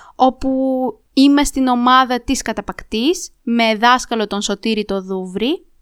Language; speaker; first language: Greek; early bilingual, other home language; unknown